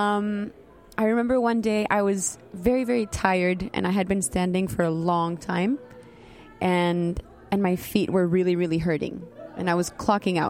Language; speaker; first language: English; non-native, fluent; Spanish